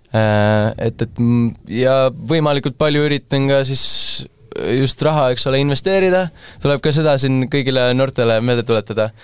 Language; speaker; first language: Estonian; native; Estonian